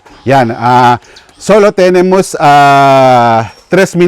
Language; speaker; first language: Spanish; non-native, learner; Filipino